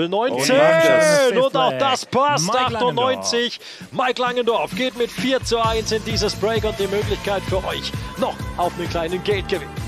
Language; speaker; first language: German; native; German